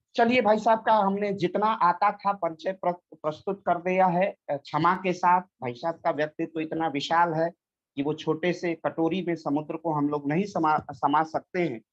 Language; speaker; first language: Hindi; non-native, local second language; Bhojpuri